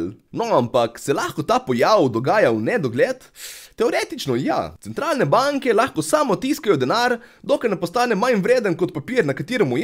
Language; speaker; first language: Slovenian; native; Slovenian